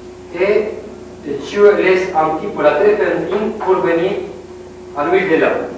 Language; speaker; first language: French; non-native, learner; Spanish